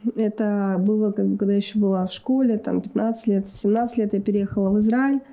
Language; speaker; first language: Russian; native; Russian